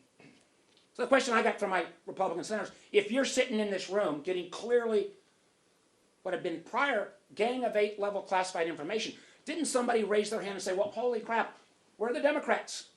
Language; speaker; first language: English; native; English